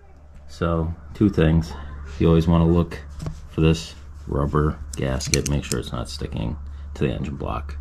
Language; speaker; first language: English; native; English